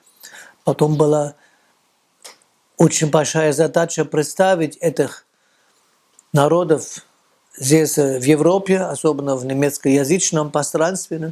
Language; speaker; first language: Russian; non-native, fluent; German